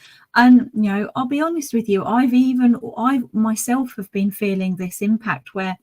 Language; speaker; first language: English; native; English